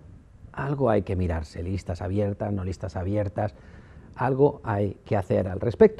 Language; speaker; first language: Spanish; native; Spanish